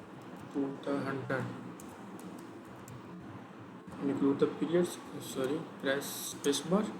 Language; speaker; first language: English; non-native, learner; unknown